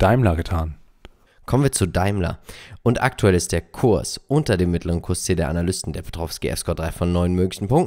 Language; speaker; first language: German; native; German